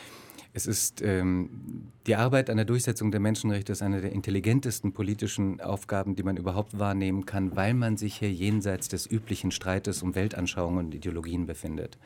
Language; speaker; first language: German; native; German